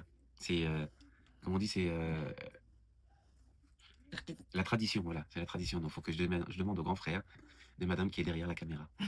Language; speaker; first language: French; native; French